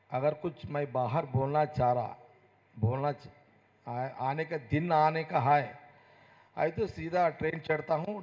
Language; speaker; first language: Hindi; non-native, local second language; Telugu